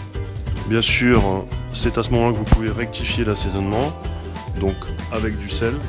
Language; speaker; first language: French; native; French